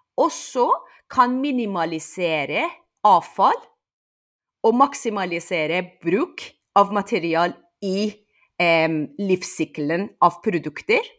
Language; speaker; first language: Norwegian; non-native, fluent; Persian